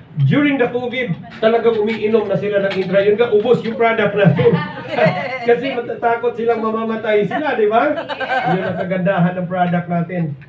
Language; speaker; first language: Filipino; non-native, local second language; Cebuano